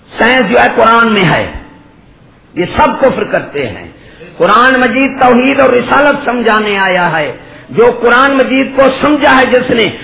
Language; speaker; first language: Urdu; non-native, local second language; Punjabi